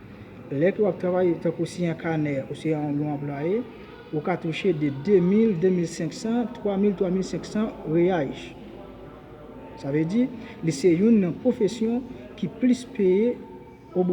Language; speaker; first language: French; non-native, learner; Haitian Creole